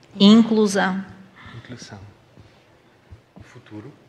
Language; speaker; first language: Portuguese; non-native, learner; Spanish